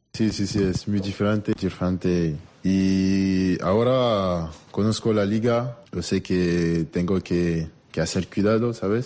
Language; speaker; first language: Spanish; non-native, learner; French